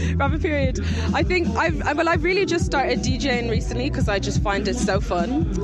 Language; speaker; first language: English; native; English